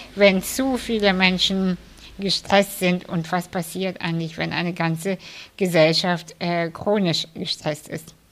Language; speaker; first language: German; non-native, fluent; Russian